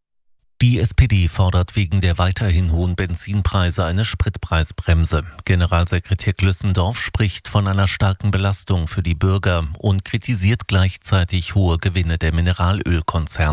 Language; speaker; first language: German; native; German